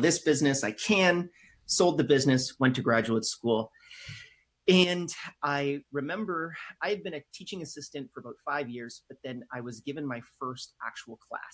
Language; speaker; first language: English; native; English